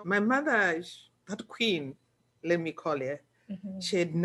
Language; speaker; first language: English; non-native, local second language; Shona